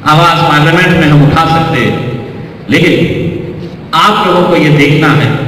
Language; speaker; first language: Urdu; native; Urdu